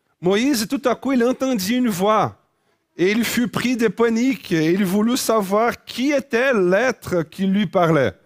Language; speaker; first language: French; non-native, fluent; Portuguese